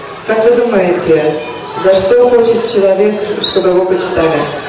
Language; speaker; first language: Russian; native; Russian